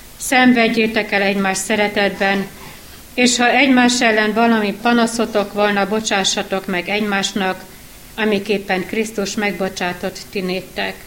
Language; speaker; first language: Hungarian; native; Hungarian